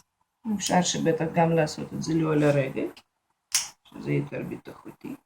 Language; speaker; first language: Hebrew; non-native, fluent; Russian